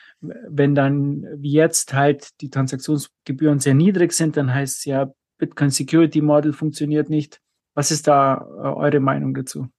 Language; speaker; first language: German; native; German